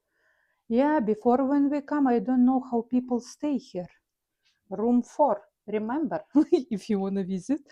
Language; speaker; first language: English; non-native, learner; Russian